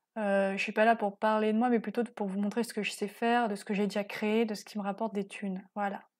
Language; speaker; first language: French; native; French